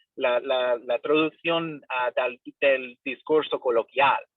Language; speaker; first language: Spanish; non-native, fluent; English